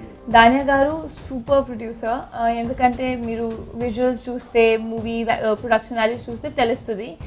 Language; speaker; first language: Telugu; non-native, learner; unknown